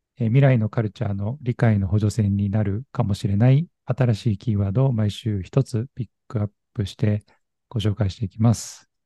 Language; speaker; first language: Japanese; native; Japanese